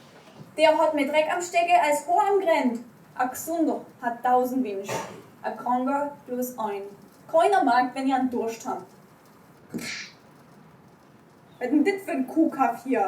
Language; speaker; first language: German; native; German